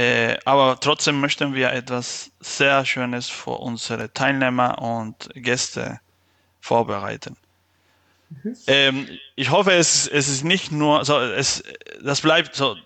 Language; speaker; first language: German; non-native, fluent; Spanish